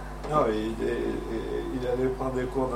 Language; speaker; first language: French; non-native, fluent; Spanish